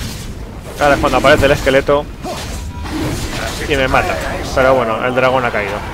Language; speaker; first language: Spanish; native; Spanish